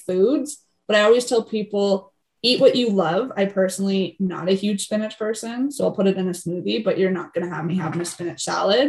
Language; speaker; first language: English; native; English